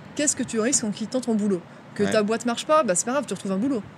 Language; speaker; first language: French; native; French